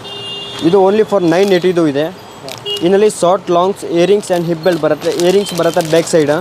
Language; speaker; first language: Kannada; non-native, local second language; Hindi